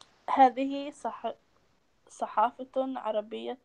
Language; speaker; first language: Arabic; non-native, learner; English